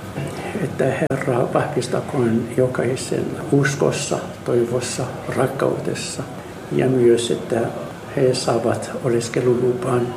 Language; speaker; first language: Finnish; non-native, learner; Arabic